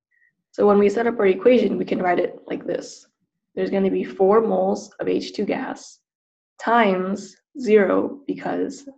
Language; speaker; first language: English; native; English